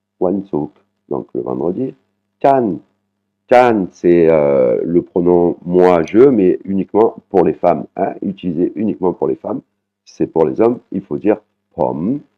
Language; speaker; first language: French; native; French